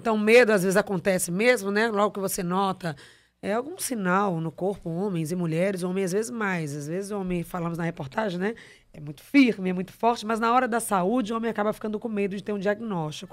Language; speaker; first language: Portuguese; native; Portuguese